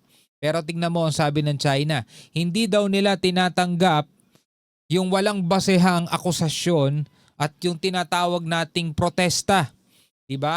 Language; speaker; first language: Filipino; native; Filipino